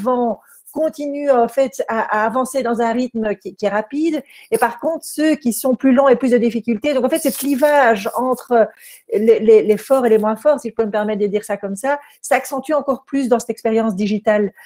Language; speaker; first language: French; native; French